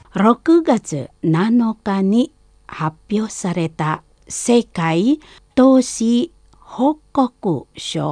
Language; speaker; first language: Japanese; non-native, fluent; Indonesian